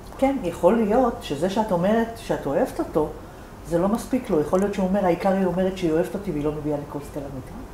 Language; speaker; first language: Hebrew; native; Hebrew